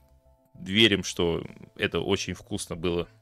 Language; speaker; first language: Russian; native; Russian